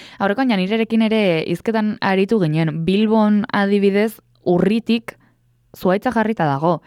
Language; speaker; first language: Basque; native; Basque